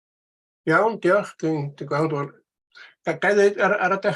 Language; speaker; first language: Welsh; native; Welsh